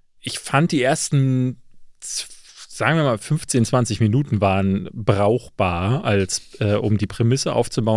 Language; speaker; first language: German; native; German